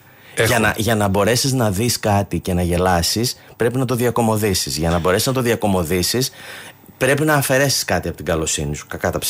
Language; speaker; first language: Greek; native; Greek